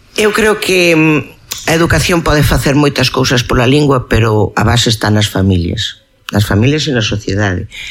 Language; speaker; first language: Galician; native; Galician